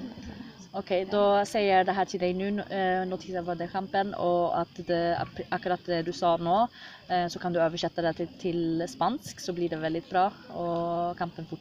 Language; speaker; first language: Swedish; early bilingual, other home language; Kurdish